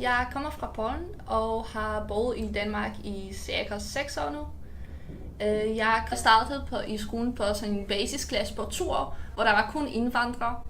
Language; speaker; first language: Danish; early bilingual, other home language; Polish